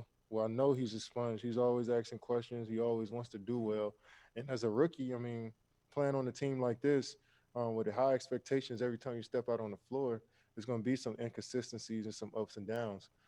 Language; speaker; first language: English; native; English